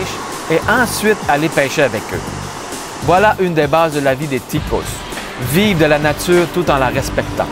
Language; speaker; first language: French; native; French